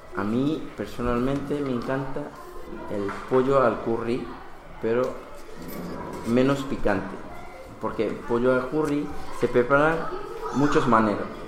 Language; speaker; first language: Spanish; non-native, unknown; Bangla